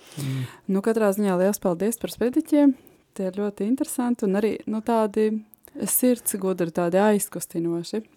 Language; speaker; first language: Latvian; native; Latvian